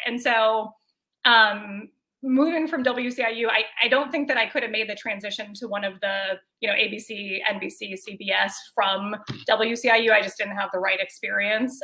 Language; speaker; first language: English; native; English